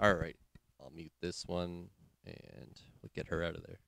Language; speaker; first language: English; native; English